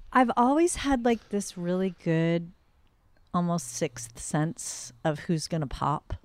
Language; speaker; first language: English; native; English